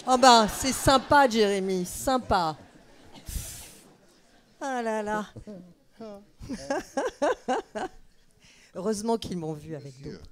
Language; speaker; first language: French; native; French